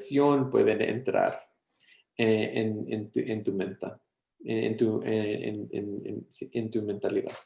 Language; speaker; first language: Spanish; early bilingual, heritage; English